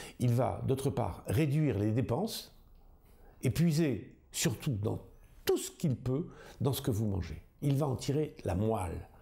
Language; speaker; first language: French; native; French